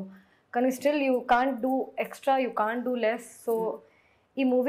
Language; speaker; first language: Telugu; non-native, learner; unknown